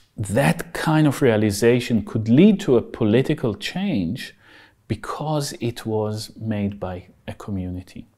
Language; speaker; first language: English; non-native, fluent; Hebrew